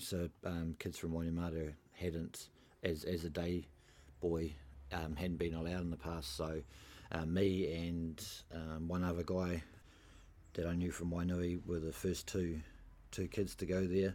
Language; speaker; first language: English; native; English